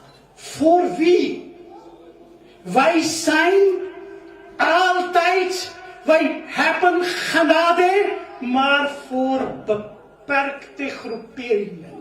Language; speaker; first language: Dutch; non-native, fluent; Urdu